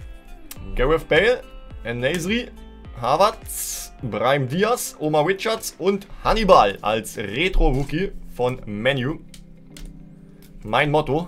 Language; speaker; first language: German; native; German